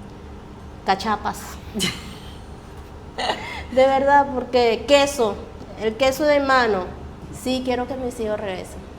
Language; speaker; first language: Spanish; early bilingual, other home language; Chinese